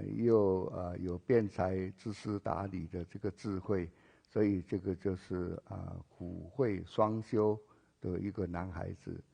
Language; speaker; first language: Chinese; native; Chinese